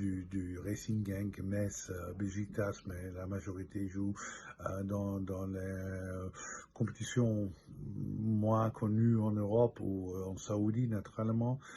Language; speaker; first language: French; non-native, local second language; Dutch